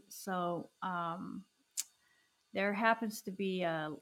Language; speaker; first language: English; native; English